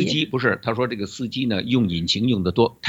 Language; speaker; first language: Chinese; native; Chinese